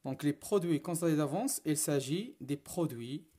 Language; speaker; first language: French; non-native, local second language; Arabic